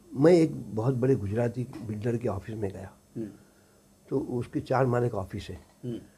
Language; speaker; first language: Hindi; native; Hindi